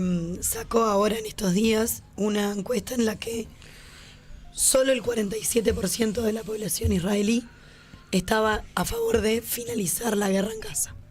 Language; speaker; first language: Spanish; native; Spanish